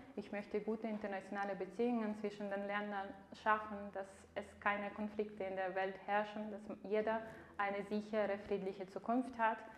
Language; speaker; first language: German; non-native, fluent; Ukrainian